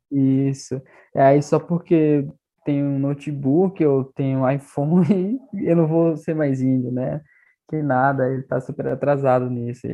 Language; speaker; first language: Portuguese; non-native, local second language; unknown